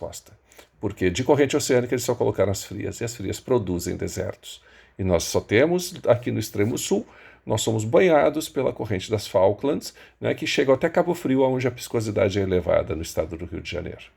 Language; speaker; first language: Portuguese; native; Portuguese